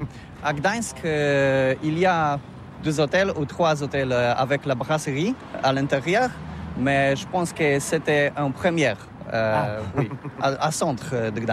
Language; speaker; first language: French; non-native, learner; Polish